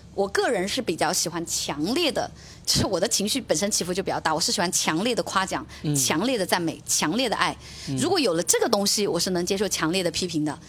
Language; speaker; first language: Chinese; native; Chinese